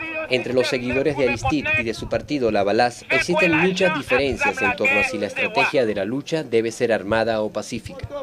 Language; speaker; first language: Spanish; native; Spanish